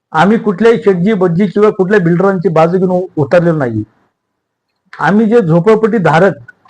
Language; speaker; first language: Marathi; native; Marathi